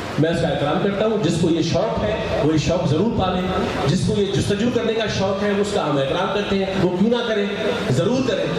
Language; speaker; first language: Urdu; non-native, local second language; Sindhi